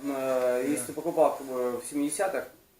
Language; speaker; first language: Russian; native; Russian